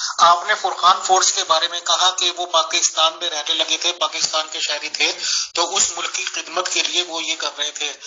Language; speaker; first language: Urdu; non-native, local second language; Hindi